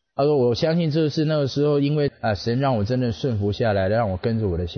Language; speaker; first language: Chinese; native; Chinese